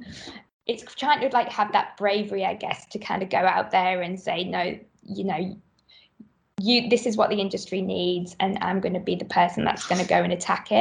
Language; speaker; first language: English; native; English